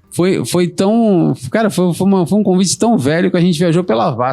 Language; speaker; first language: Portuguese; native; Portuguese